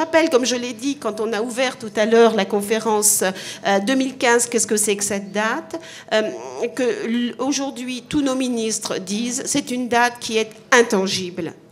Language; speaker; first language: French; native; French